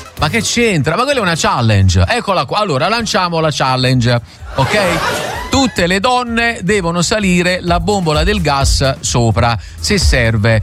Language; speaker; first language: Italian; native; Italian